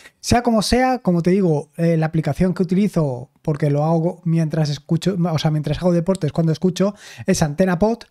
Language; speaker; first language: Spanish; native; Spanish